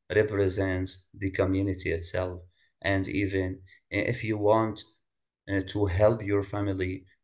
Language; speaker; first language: English; non-native, fluent; Arabic